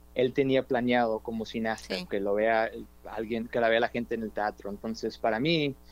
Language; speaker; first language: Spanish; early bilingual, heritage; Spanish